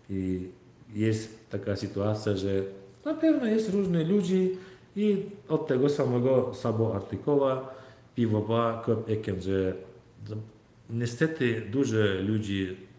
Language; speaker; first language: Polish; non-native, fluent; Turkmen